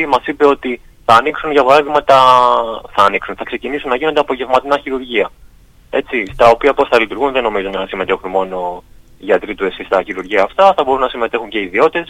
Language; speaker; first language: Greek; native; Greek